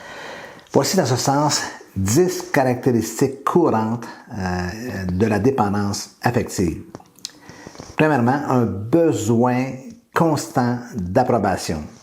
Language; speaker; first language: French; native; French